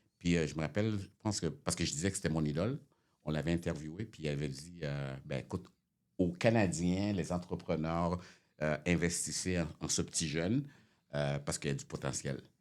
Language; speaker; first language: French; early bilingual, other home language; Haitian Creole